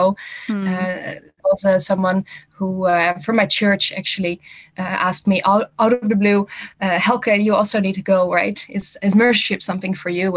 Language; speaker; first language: English; non-native, fluent; Dutch